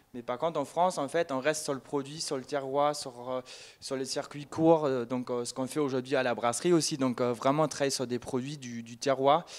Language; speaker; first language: French; non-native, fluent; German